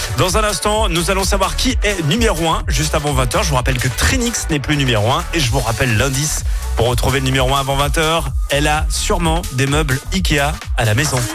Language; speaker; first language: French; native; French